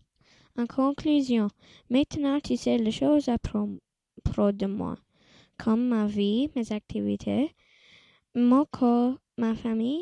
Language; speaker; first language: French; non-native, local second language; English